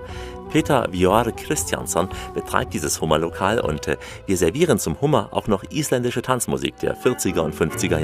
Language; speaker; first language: German; native; German